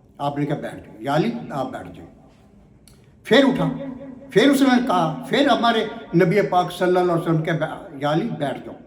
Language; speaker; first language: Urdu; non-native, local second language; Punjabi